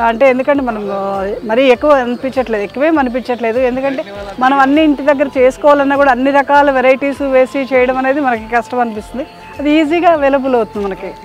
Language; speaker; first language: Telugu; native; Telugu